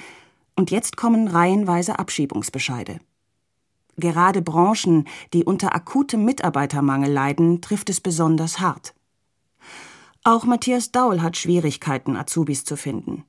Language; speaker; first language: German; native; German